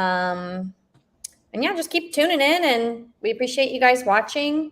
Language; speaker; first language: English; native; English